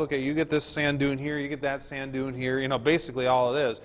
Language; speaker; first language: English; native; English